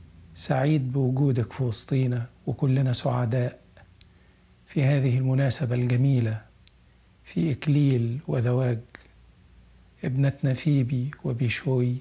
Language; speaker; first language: Arabic; native; Arabic